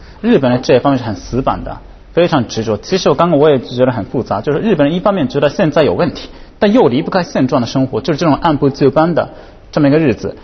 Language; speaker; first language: Chinese; non-native, fluent; Japanese